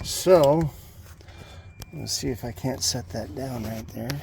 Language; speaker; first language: English; native; English